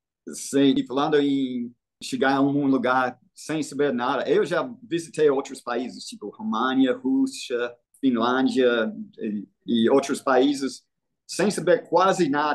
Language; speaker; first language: Portuguese; non-native, fluent; English